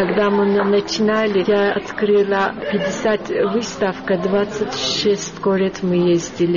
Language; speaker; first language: Russian; non-native, learner; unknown